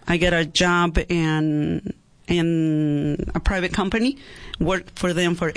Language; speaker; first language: English; non-native, fluent; Spanish